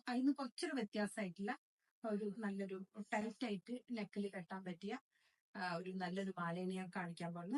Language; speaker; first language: Malayalam; native; Malayalam